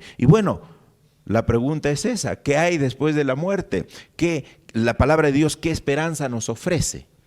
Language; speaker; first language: Spanish; native; Spanish